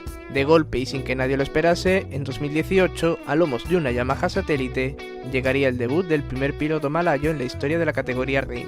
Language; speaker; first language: Spanish; native; Spanish